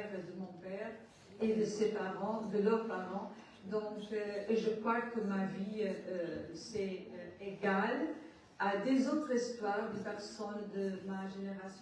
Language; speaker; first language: French; non-native, learner; Portuguese